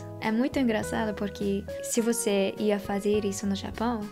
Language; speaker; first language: Portuguese; non-native, fluent; Dutch